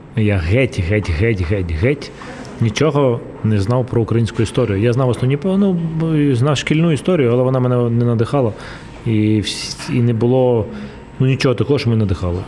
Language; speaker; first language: Ukrainian; non-native, local second language; Russian